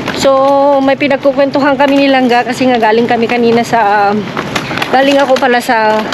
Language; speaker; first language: Filipino; native; Filipino